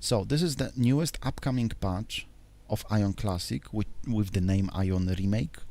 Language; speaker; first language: English; non-native, fluent; Polish